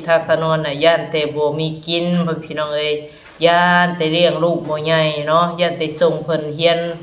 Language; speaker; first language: Thai; non-native, local second language; Lao